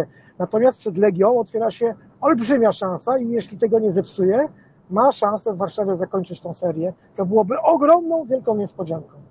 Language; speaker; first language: Polish; native; Polish